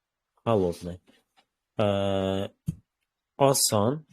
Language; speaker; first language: Russian; non-native, fluent; Uzbek